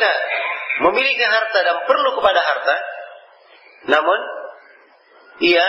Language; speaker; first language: Indonesian; native; Indonesian